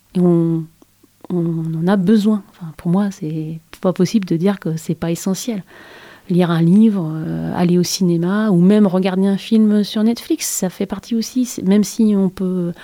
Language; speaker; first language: French; native; French